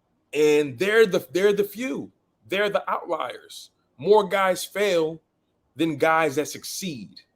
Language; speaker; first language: English; native; English